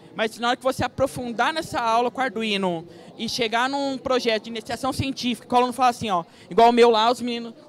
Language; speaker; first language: Portuguese; native; Portuguese